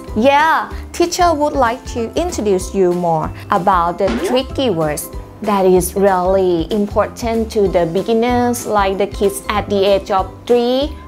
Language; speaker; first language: English; non-native, fluent; Thai